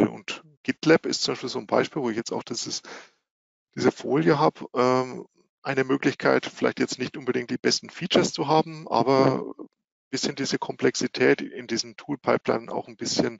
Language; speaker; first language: German; native; German